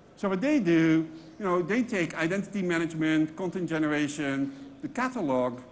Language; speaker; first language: English; non-native, fluent; Dutch